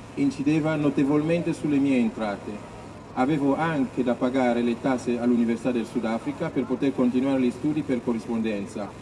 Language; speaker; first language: Italian; native; Italian